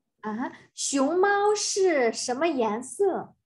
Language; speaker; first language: Chinese; non-native, fluent; English